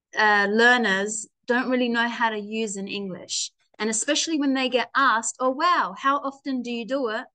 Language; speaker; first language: English; native; English